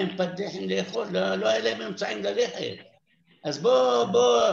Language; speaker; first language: Hebrew; non-native, fluent; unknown